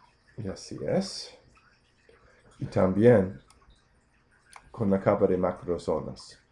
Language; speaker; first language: Spanish; non-native, fluent; English